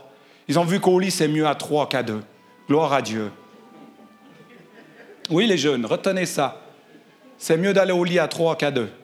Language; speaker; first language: French; native; French